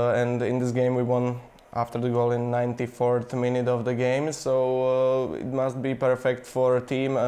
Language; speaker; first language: English; non-native, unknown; Slovak